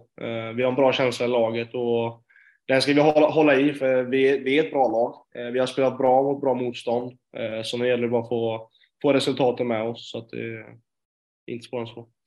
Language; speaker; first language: Swedish; native; Swedish